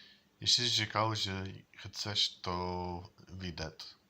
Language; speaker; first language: Czech; non-native, learner; English